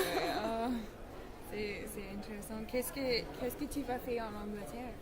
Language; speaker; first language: French; non-native, learner; English